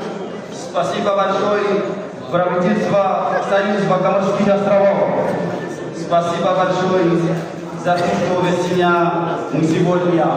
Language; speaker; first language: Russian; non-native, learner; Comorian